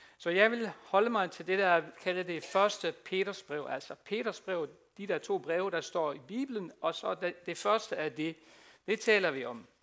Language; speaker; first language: Danish; non-native, fluent; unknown